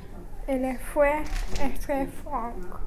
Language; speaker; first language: French; non-native, learner; English